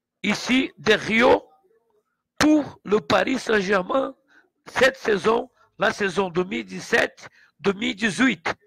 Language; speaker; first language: French; non-native, learner; Portuguese